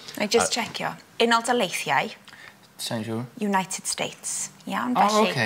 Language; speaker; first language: Welsh; native; Welsh